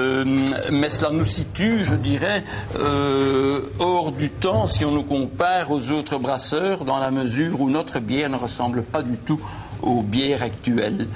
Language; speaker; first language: French; native; French